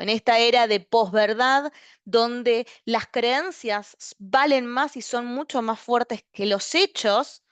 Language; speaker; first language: Spanish; native; Spanish